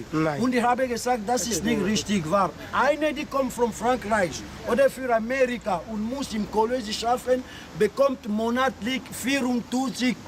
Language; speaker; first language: German; non-native, learner; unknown